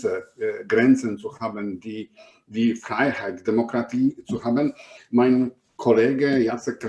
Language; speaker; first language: German; non-native, fluent; Polish